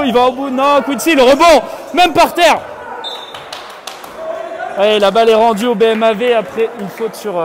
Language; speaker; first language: French; native; French